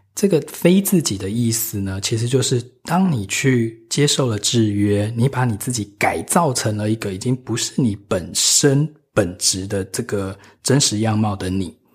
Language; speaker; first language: Chinese; native; Chinese